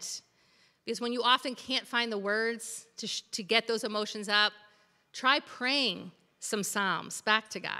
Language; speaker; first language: English; native; English